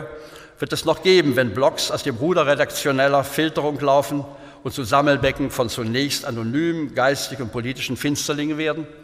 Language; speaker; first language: German; native; German